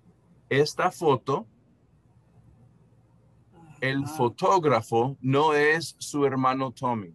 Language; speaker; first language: Spanish; non-native, fluent; English